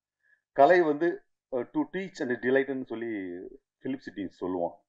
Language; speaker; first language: Tamil; native; Tamil